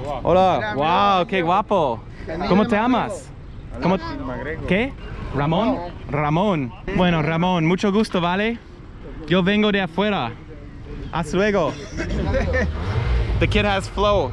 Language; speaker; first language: Spanish; non-native, fluent; English